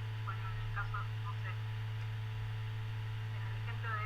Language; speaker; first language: Spanish; native; Spanish